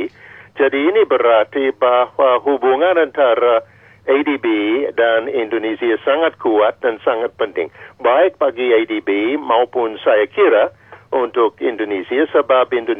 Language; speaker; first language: Indonesian; non-native, fluent; English